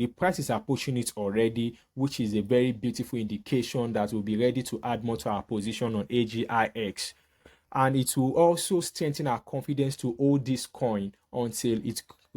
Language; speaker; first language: English; native; English